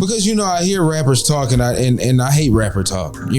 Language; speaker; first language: English; native; English